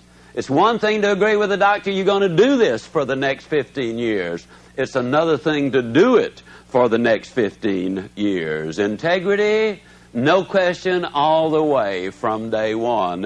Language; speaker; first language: English; native; English